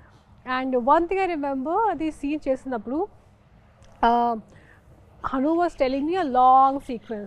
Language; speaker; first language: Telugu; non-native, fluent; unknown